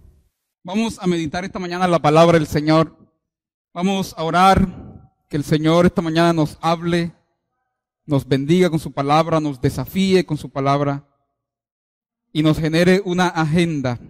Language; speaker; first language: Spanish; native; Spanish